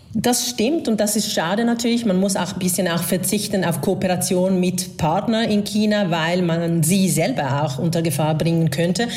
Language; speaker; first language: German; non-native, fluent; Italian